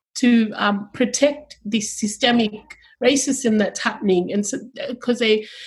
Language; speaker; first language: English; early bilingual, other home language; Tongan